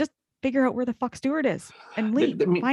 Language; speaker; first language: English; native; English